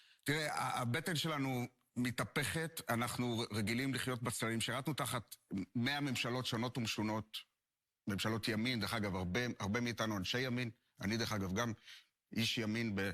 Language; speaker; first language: Hebrew; native; Hebrew